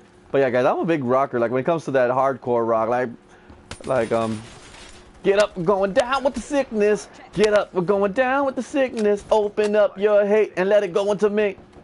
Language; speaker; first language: English; native; English